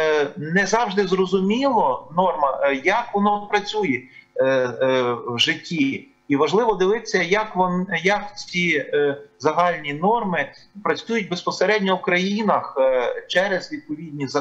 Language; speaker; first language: Ukrainian; native; Ukrainian